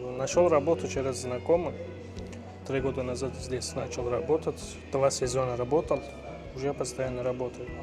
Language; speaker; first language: Russian; non-native, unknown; Turkish